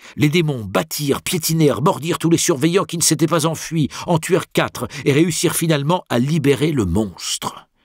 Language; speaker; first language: French; native; French